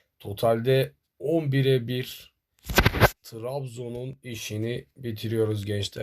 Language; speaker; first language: Turkish; native; Turkish